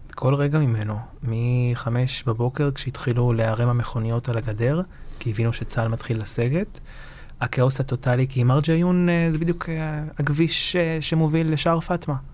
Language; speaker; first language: Hebrew; early bilingual, other home language; Arabic